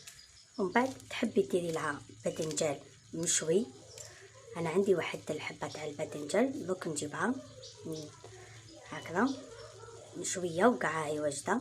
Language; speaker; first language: Arabic; native; Arabic